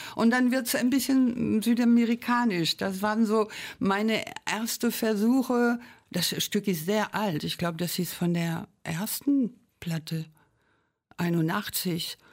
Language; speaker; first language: German; non-native, fluent; French